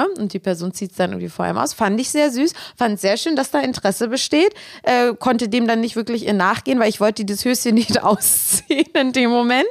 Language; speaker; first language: German; native; German